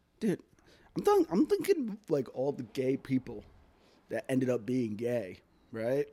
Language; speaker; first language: English; native; English